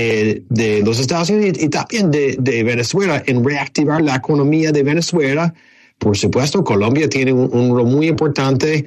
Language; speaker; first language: Spanish; non-native, fluent; English